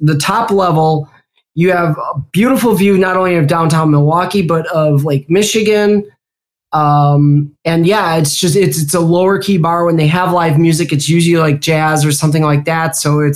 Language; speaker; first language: English; native; English